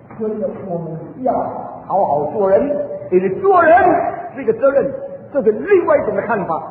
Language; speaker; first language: Chinese; early bilingual, heritage; Chinese